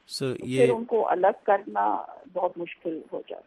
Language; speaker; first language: Urdu; native; Urdu